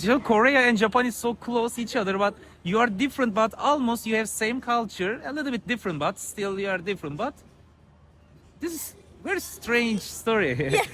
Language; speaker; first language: English; non-native, learner; Turkish